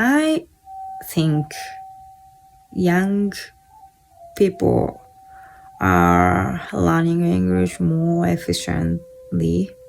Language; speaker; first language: English; non-native, fluent; Japanese